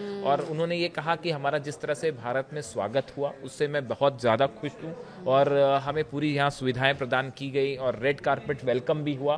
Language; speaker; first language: Hindi; native; Hindi